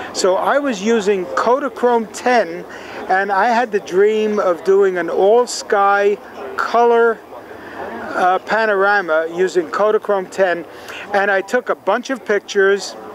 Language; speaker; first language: English; native; English